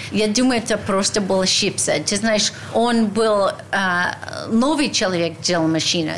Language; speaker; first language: Russian; non-native, learner; English